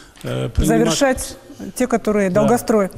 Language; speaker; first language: Russian; native; Russian